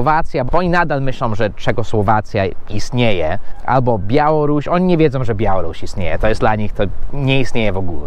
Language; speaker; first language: Polish; non-native, fluent; English